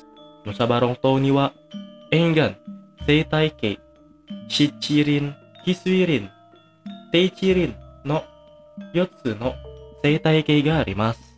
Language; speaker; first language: Japanese; non-native, fluent; Indonesian